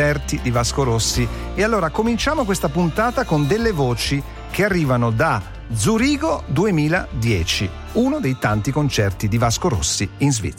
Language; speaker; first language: Italian; native; Italian